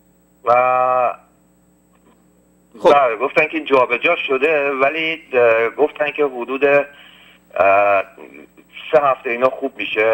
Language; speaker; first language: Persian; early bilingual, heritage; Persian